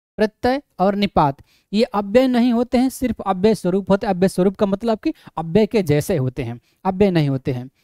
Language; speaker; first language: Hindi; native; Hindi